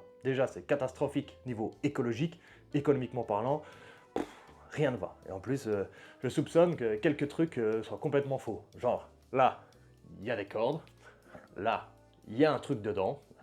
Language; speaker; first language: French; native; French